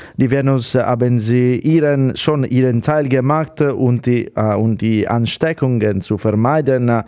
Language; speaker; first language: German; non-native, fluent; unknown